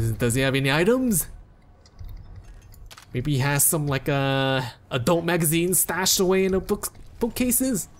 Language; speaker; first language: English; native; English